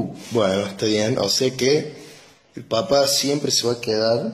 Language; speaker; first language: Spanish; native; Spanish